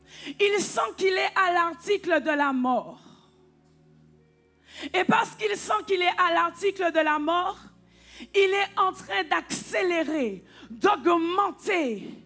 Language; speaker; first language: French; native; French